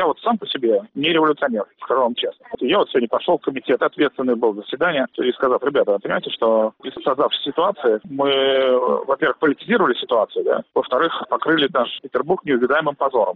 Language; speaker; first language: Russian; native; Russian